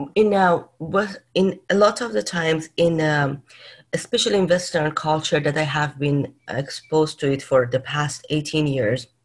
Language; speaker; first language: English; non-native, fluent; Persian